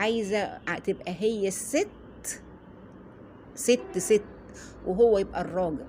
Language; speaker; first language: Arabic; native; Arabic